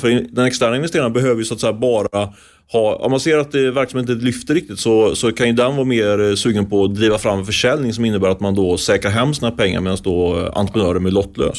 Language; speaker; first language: Swedish; native; Swedish